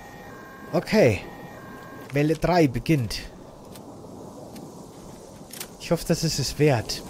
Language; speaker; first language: German; native; German